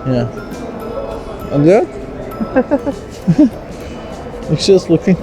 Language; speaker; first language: English; non-native, learner; Turkish